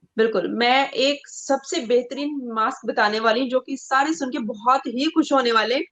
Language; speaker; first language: Hindi; non-native, local second language; Punjabi